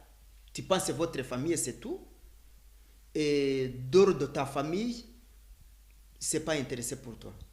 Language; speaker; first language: French; non-native, learner; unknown